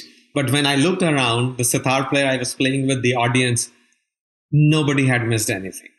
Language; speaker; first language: English; non-native, local second language; Bangla